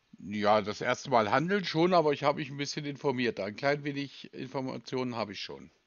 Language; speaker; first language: German; native; German